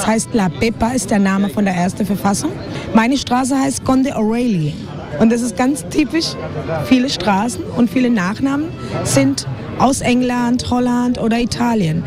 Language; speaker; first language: German; non-native, fluent; Spanish